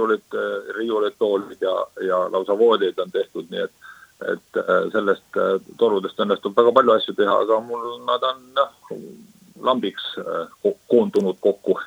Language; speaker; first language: Estonian; native; Estonian